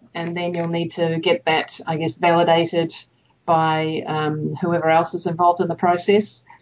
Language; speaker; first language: English; native; English